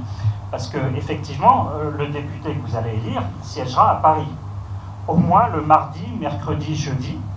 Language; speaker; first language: French; native; French